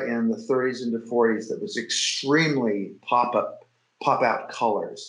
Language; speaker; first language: English; native; English